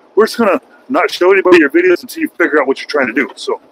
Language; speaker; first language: English; native; English